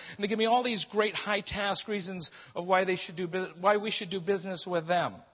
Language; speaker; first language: English; native; English